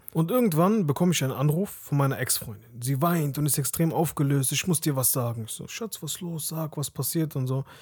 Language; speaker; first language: German; early bilingual, other home language; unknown